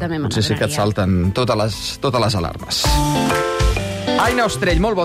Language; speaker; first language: Catalan; native; Catalan